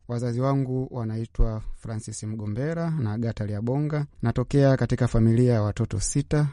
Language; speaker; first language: Swahili; native; Swahili